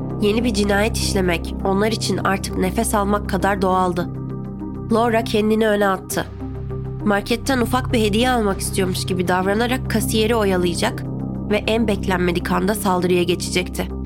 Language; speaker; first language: Turkish; native; Turkish